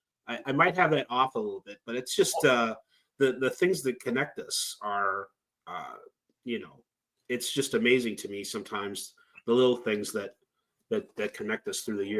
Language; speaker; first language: English; native; English